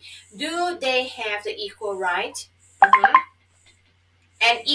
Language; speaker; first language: English; non-native, fluent; Thai